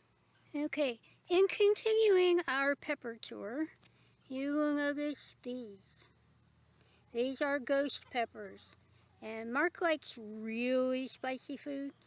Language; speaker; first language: English; native; English